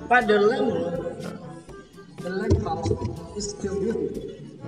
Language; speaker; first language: English; non-native, learner; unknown